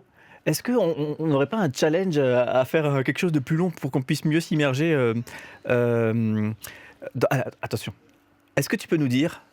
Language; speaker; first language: French; native; French